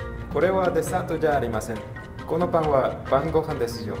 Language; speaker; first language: Japanese; non-native, learner; Spanish